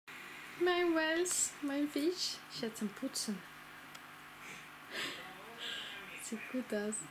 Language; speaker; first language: German; non-native, learner; Swedish